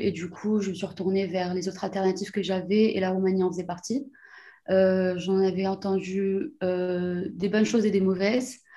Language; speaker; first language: French; non-native, local second language; Arabic